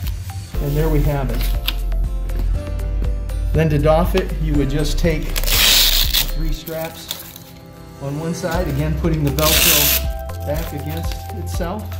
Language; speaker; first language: English; native; English